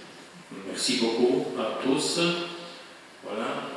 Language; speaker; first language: French; non-native, fluent; Polish